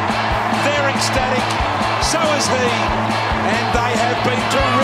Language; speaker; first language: English; native; English